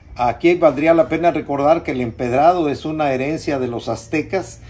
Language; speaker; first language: Spanish; native; Spanish